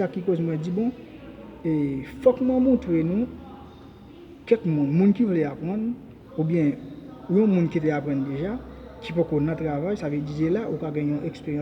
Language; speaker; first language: French; non-native, learner; Haitian Creole